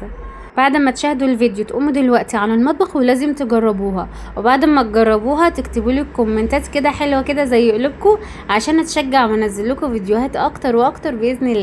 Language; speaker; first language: Arabic; native; Arabic